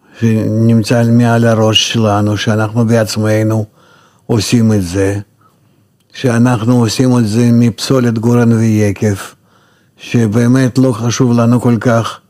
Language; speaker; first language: Hebrew; non-native, fluent; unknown